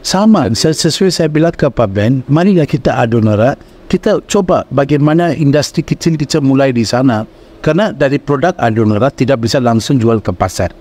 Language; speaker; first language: Indonesian; non-native, fluent; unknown